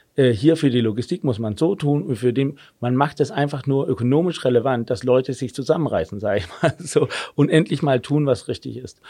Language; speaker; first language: German; non-native, fluent; Danish